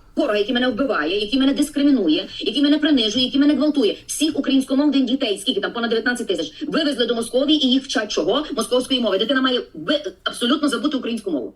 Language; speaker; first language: Ukrainian; native; Ukrainian